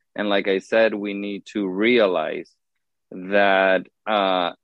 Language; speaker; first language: English; non-native, fluent; Spanish